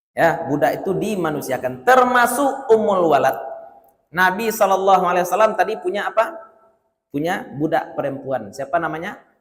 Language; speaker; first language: Malay; non-native, local second language; Minangkabau